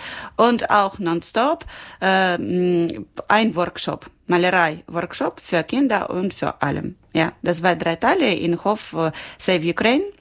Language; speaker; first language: German; non-native, learner; Ukrainian